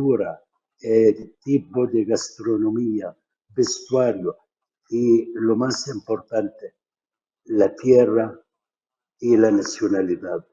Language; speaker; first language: Spanish; non-native, fluent; Arabic